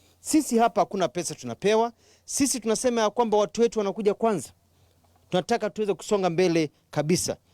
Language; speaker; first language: Swahili; non-native, local second language; Kamba